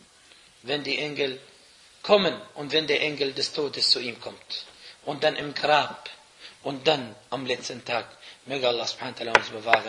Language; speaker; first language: German; non-native, fluent; Arabic